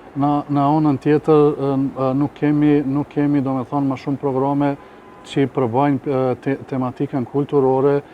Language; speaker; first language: Albanian; non-native, local second language; Bosnian